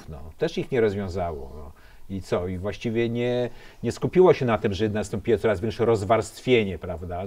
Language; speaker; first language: Polish; native; Polish